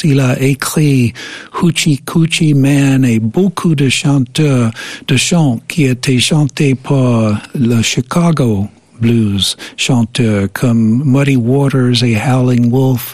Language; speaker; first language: French; non-native, fluent; English